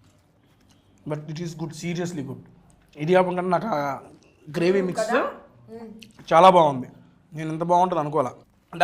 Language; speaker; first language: Telugu; native; Telugu